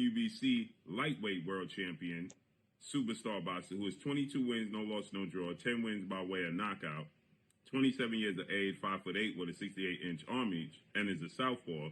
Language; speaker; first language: English; native; English